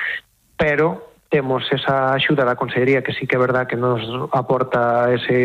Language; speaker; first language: Galician; native; Galician